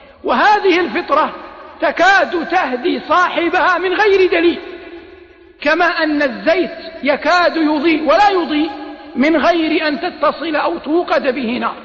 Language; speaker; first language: Arabic; native; Arabic